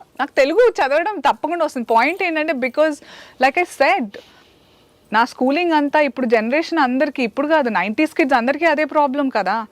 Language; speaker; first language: Telugu; native; Telugu